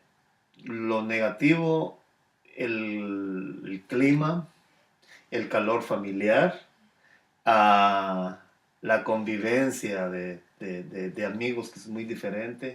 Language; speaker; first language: Spanish; native; Spanish